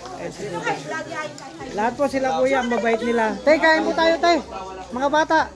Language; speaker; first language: Filipino; native; Filipino